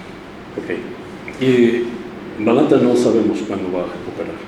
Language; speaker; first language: Spanish; non-native, fluent; Portuguese